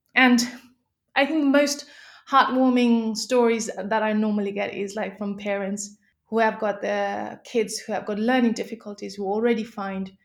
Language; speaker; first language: English; non-native, local second language; Nepali